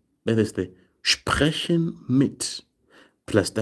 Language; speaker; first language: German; non-native, fluent; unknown